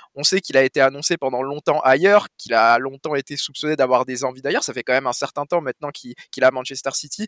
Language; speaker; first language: French; native; French